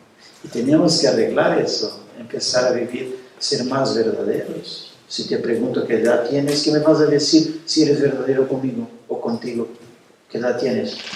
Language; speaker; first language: Spanish; non-native, fluent; Portuguese